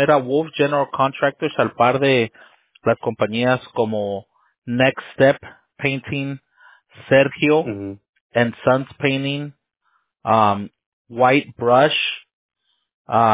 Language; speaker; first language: Spanish; native; Spanish